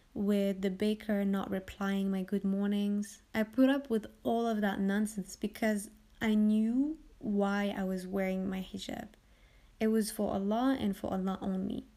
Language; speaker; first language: English; early bilingual, heritage; French